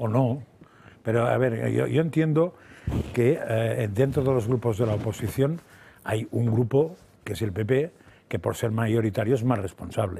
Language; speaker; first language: Spanish; native; Spanish